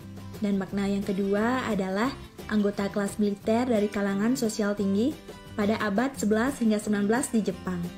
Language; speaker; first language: Indonesian; native; Indonesian